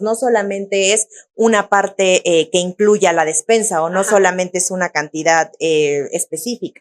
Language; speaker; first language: Spanish; native; Spanish